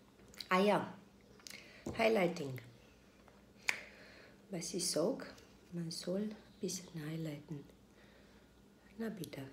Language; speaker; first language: German; non-native, fluent; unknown